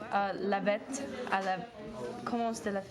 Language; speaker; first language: French; non-native, learner; English